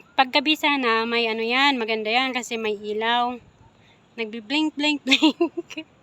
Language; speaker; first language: Filipino; non-native, local second language; Iloko